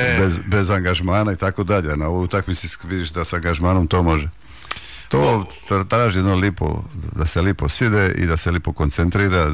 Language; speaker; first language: Croatian; native; Croatian